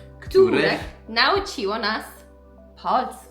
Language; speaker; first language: Polish; non-native, learner; Persian